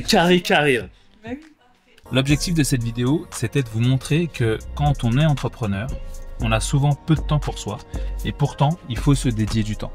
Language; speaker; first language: French; native; French